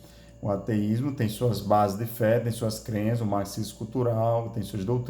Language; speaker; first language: Portuguese; native; Portuguese